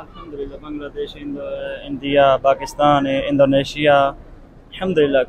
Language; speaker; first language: Arabic; non-native, learner; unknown